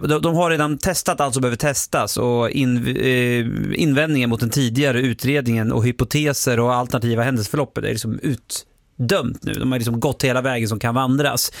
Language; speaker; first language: Swedish; native; Swedish